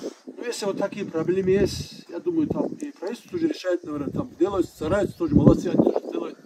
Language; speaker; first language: Russian; non-native, local second language; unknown